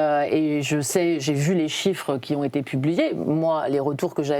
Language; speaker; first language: French; native; French